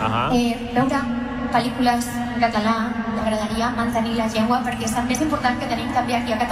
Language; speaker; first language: Catalan; non-native, local second language; Spanish